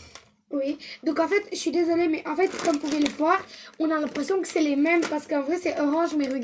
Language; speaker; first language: French; native; French